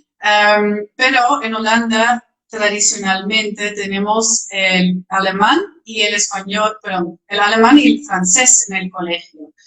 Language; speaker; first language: Spanish; non-native, fluent; Dutch